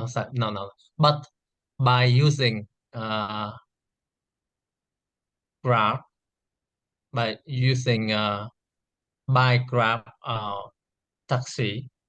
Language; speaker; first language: English; non-native, learner; Vietnamese